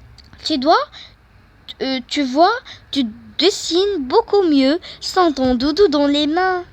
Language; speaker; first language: French; non-native, local second language; Arabic